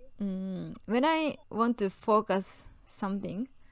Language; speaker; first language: English; non-native, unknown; Japanese